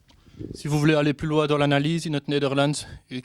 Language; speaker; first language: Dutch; non-native, learner; French